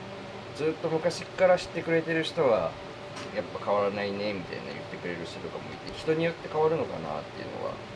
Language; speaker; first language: Japanese; native; Japanese